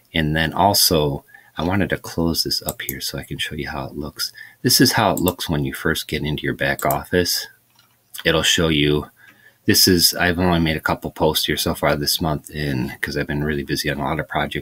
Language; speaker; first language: English; native; English